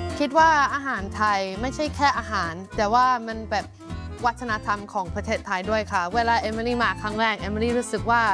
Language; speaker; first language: Thai; non-native, fluent; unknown